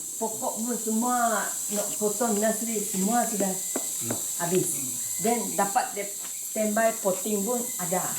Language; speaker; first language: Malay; non-native, fluent; Japanese